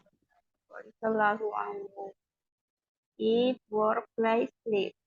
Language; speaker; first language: English; non-native, learner; Spanish